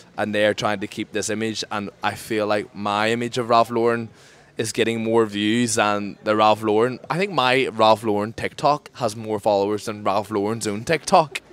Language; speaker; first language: English; native; English